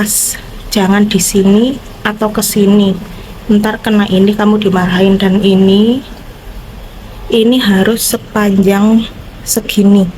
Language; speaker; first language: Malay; non-native, local second language; Javanese